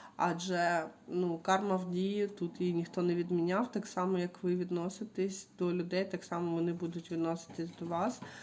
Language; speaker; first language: Ukrainian; non-native, local second language; Russian